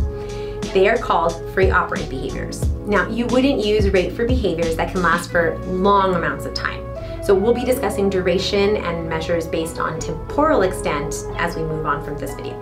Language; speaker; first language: English; native; English